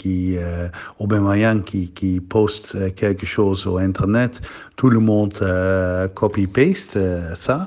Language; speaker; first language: French; non-native, learner; Dutch